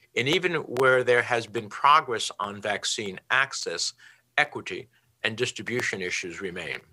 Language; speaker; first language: English; early bilingual, other home language; Spanish